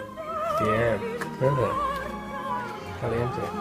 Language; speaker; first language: Spanish; non-native, learner; English